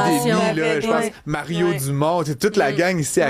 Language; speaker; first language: French; native; French